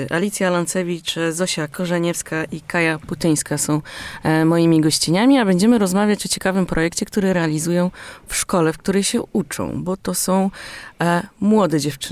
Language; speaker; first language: Polish; native; Polish